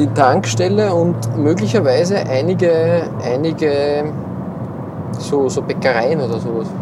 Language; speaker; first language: German; native; German